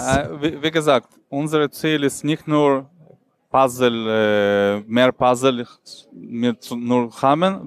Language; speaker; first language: German; non-native, learner; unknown